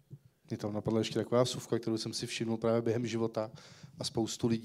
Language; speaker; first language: Czech; native; Czech